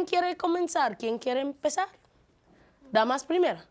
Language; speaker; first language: Spanish; non-native, fluent; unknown